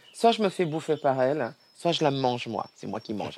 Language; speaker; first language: French; native; French